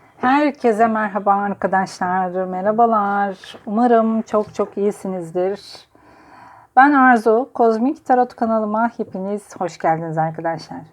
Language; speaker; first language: Turkish; native; Turkish